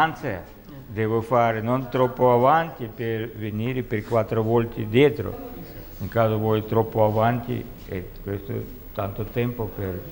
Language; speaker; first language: Italian; non-native, learner; Russian